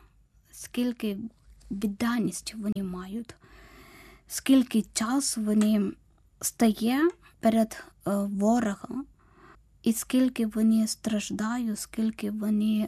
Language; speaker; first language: Ukrainian; non-native, learner; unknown